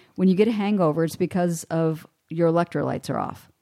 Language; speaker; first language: English; native; English